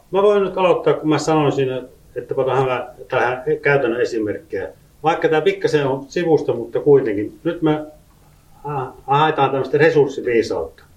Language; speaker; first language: Finnish; native; Finnish